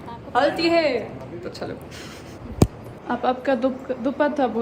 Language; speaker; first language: Hindi; non-native, learner; German